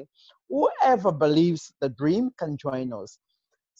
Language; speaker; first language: English; non-native, local second language; Krio